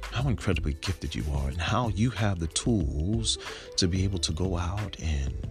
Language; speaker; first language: English; native; English